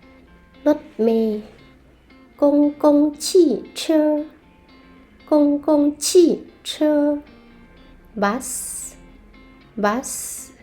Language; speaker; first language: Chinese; non-native, learner; Lao